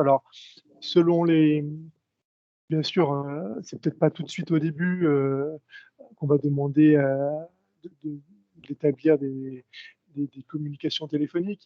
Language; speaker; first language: French; native; French